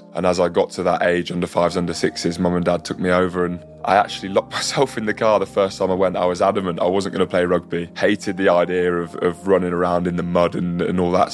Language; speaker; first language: English; native; English